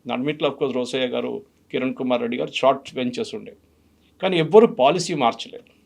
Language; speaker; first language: Telugu; non-native, fluent; Malayalam